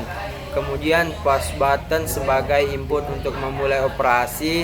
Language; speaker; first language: Indonesian; native; Indonesian